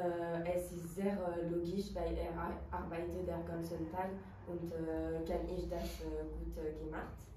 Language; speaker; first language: German; non-native, learner; French